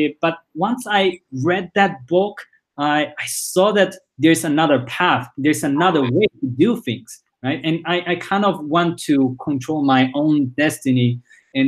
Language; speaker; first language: English; early bilingual, other home language; Spanish